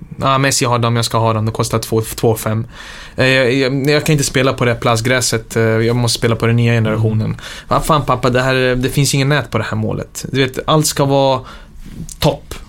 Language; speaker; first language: Swedish; early bilingual, other home language; Serbian